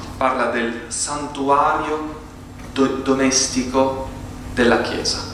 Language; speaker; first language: Italian; non-native, fluent; Arabic